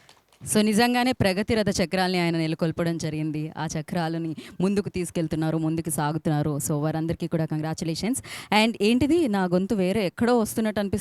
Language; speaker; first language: Telugu; native; Telugu